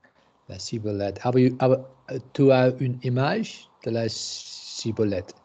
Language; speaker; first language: French; non-native, learner; English